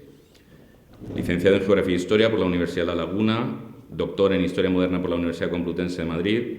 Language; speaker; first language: Spanish; native; Spanish